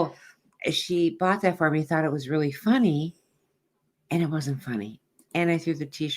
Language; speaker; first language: English; native; English